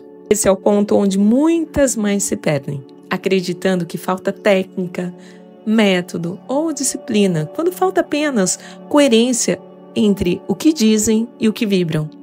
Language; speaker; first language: Portuguese; native; Portuguese